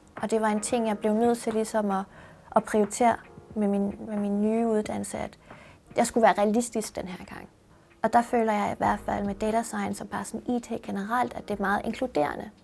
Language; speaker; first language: Danish; early bilingual, other home language; Persian